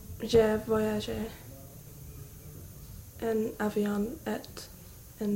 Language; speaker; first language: French; non-native, learner; English